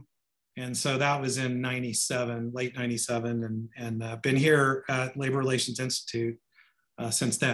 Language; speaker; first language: English; native; English